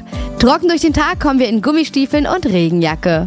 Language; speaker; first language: German; native; German